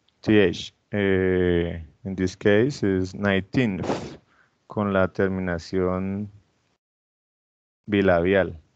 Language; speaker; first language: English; non-native, fluent; Spanish